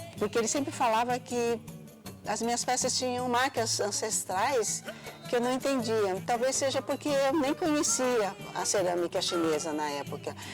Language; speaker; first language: Portuguese; early bilingual, other home language; Cantonese